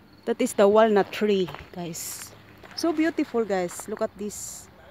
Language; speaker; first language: English; non-native, local second language; Filipino